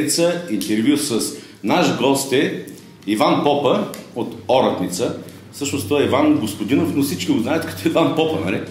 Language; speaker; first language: Bulgarian; native; Bulgarian